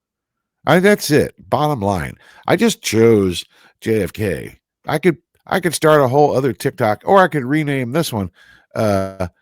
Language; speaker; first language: English; native; English